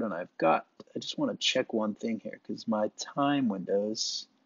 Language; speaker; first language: English; native; English